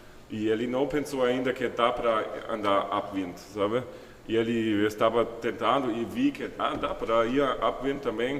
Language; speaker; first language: Portuguese; non-native, fluent; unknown